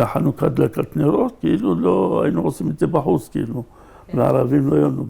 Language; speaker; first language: Hebrew; native; Hebrew